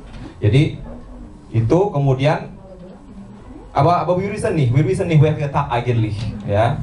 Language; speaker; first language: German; non-native, learner; Indonesian